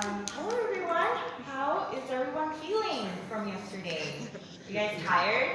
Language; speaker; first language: English; native; English